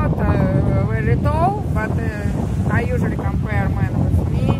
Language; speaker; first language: English; non-native, learner; Russian